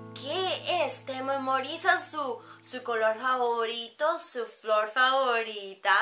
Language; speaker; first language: Spanish; early bilingual, heritage; Spanish